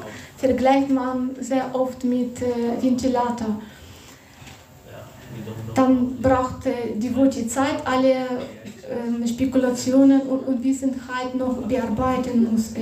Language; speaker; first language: German; non-native, fluent; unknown